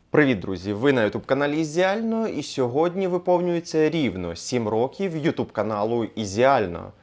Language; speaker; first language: Ukrainian; non-native, local second language; Russian